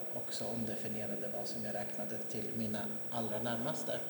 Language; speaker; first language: Swedish; native; Swedish